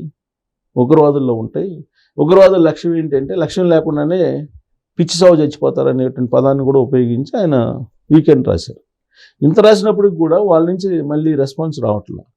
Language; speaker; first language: Telugu; native; Telugu